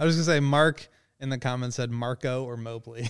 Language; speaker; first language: English; native; English